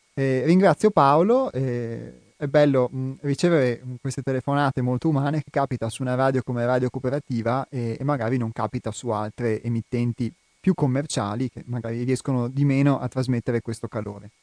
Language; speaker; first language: Italian; native; Italian